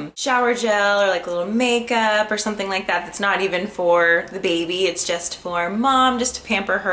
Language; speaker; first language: English; native; English